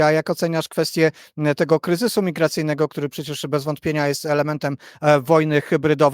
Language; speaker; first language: Polish; native; Polish